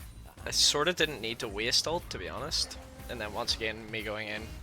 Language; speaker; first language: English; native; English